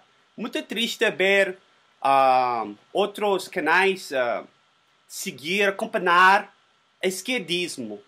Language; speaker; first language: Portuguese; non-native, learner; Spanish